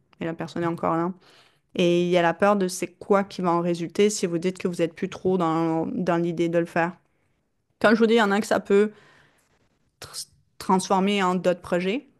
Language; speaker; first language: French; native; French